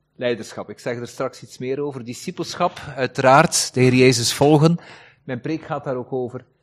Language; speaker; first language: Dutch; native; Dutch